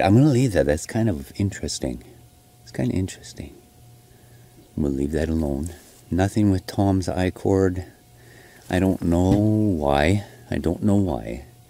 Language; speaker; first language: English; native; English